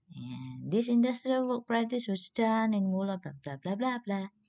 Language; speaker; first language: English; non-native, fluent; Indonesian